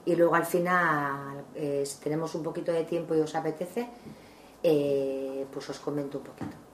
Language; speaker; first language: Spanish; non-native, local second language; Basque